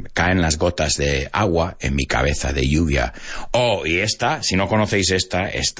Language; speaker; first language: Spanish; non-native, fluent; English